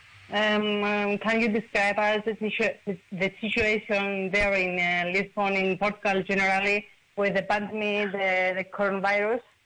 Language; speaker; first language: English; non-native, fluent; Greek